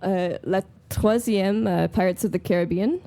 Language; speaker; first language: French; non-native, fluent; English